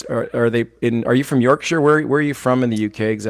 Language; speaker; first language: English; native; English